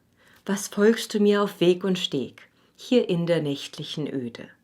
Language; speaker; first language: German; native; German